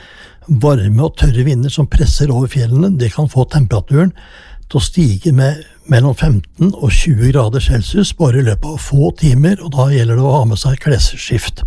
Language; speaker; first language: Norwegian; native; Norwegian